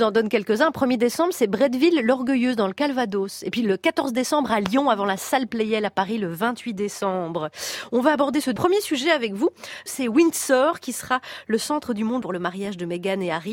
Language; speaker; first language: French; native; French